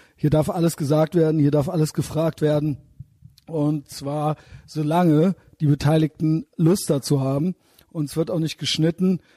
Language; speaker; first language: German; native; German